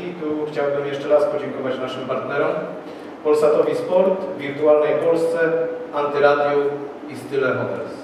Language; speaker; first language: Polish; native; Polish